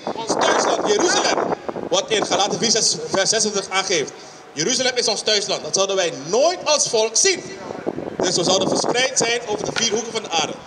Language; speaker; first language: Dutch; non-native, local second language; Papiamento